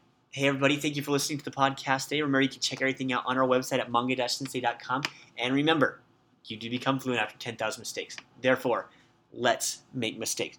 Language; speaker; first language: English; native; English